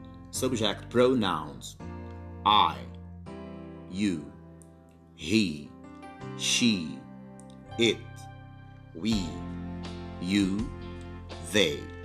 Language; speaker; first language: English; non-native, fluent; Portuguese